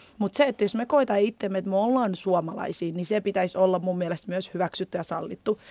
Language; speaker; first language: Finnish; early bilingual, other home language; Somali